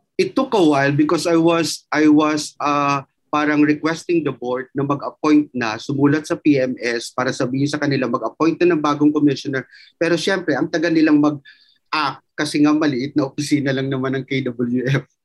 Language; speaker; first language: Filipino; non-native, local second language; Waray